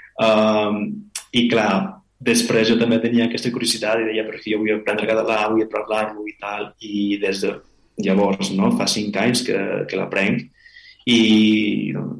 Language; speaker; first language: Catalan; non-native, fluent; Spanish